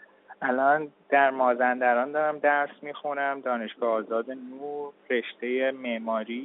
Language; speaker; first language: Persian; early bilingual, heritage; Persian